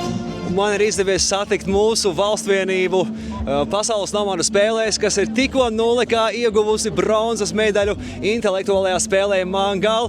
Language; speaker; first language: Latvian; native; Latvian